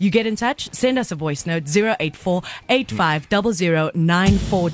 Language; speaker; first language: English; native; English